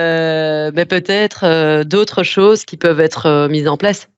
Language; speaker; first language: French; native; French